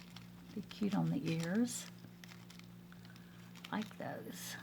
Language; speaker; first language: English; native; English